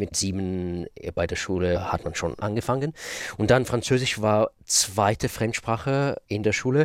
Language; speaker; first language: German; non-native, fluent; Russian